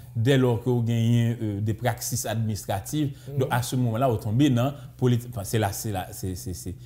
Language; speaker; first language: French; native; French